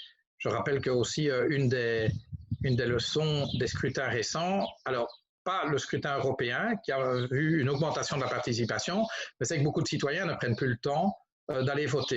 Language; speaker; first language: French; native; French